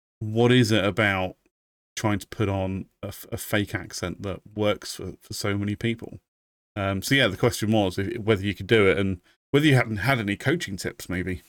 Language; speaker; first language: English; native; English